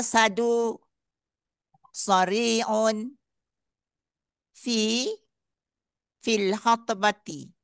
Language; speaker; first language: Arabic; non-native, learner; Malay